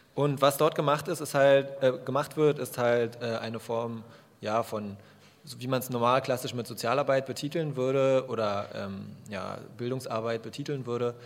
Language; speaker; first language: German; native; German